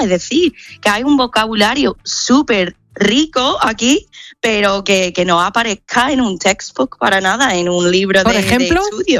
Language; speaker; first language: Spanish; non-native, fluent; English